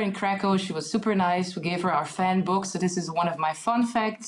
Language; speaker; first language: English; non-native, fluent; Hungarian